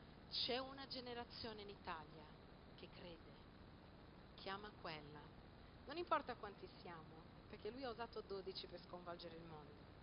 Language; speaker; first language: Italian; non-native, fluent; Portuguese